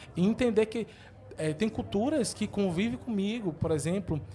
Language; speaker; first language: Portuguese; native; Portuguese